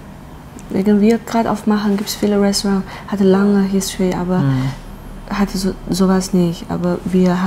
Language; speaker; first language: German; non-native, learner; Chinese